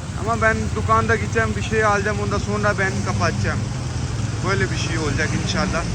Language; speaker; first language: Turkish; non-native, learner; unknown